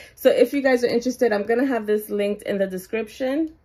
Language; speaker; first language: English; native; English